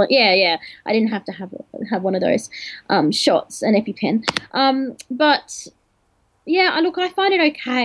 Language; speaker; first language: English; native; English